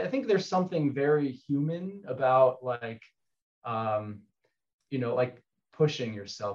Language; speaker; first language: English; native; English